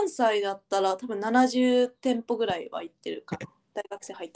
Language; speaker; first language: Japanese; native; Japanese